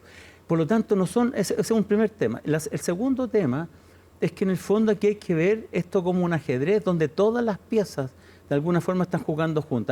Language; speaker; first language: Spanish; native; Spanish